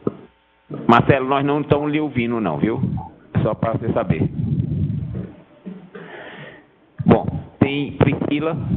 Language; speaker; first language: Portuguese; native; Portuguese